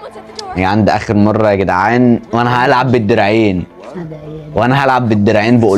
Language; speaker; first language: Arabic; native; Arabic